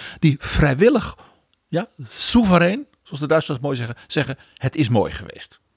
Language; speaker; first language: Dutch; native; Dutch